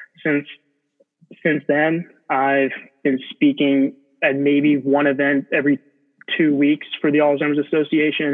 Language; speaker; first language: English; native; English